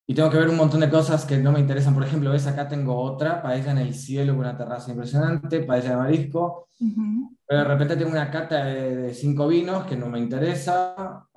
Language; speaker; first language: Spanish; native; Spanish